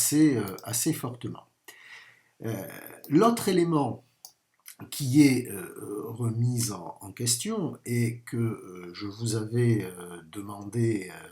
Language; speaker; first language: French; native; French